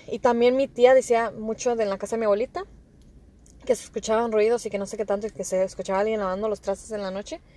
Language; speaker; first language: Spanish; early bilingual, heritage; Spanish